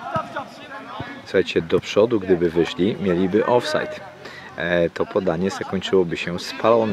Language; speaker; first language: Polish; native; Polish